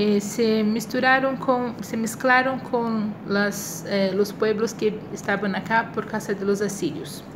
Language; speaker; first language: Spanish; non-native, fluent; Portuguese